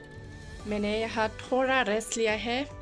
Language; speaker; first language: Hindi; non-native, local second language; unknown